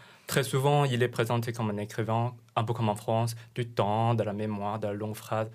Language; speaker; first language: French; non-native, fluent; Chinese